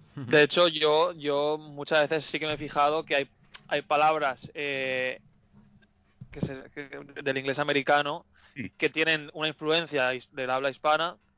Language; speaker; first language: Spanish; native; Spanish